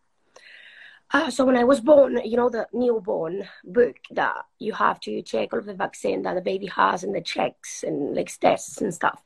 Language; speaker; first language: English; non-native, fluent; Spanish